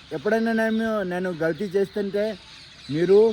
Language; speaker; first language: Telugu; non-native, local second language; Hindi